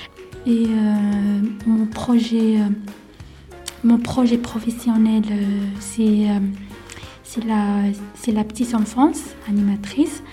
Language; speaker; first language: French; non-native, learner; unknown